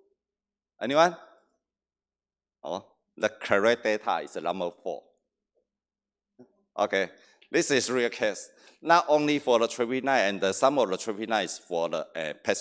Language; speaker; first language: English; non-native, learner; Chinese